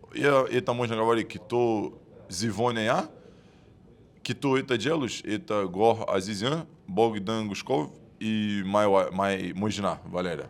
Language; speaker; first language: Russian; non-native, learner; Portuguese